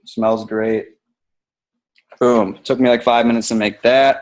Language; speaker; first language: English; native; English